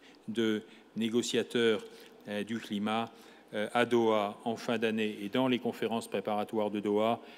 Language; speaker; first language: French; native; French